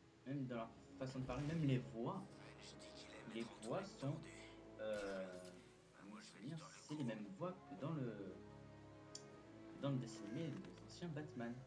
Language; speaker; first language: French; native; French